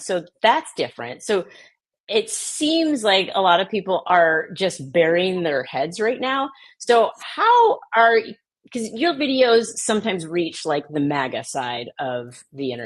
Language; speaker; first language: English; native; English